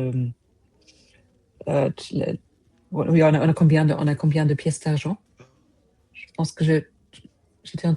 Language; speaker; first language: French; non-native, fluent; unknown